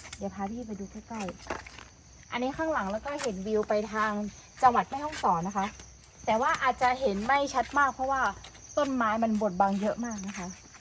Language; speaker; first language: Thai; non-native, local second language; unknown